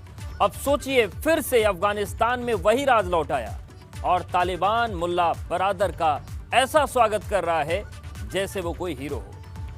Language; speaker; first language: Hindi; native; Hindi